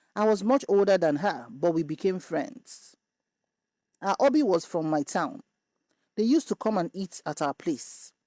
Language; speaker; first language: English; non-native, local second language; Yoruba